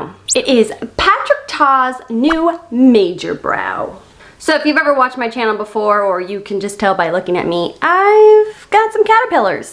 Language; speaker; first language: English; native; English